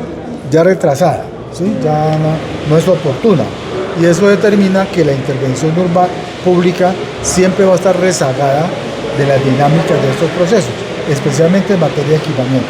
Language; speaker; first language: Spanish; native; Spanish